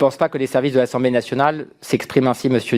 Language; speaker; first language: French; native; French